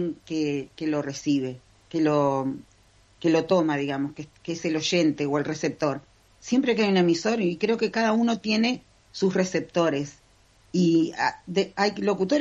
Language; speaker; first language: Spanish; native; Spanish